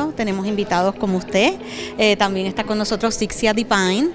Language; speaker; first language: Spanish; native; Spanish